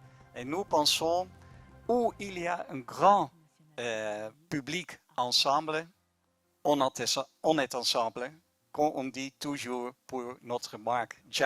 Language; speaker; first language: French; non-native, fluent; German